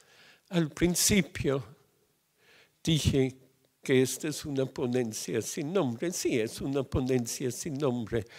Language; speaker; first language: Spanish; non-native, fluent; English